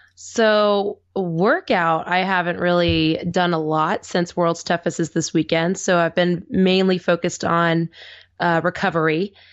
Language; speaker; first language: English; native; English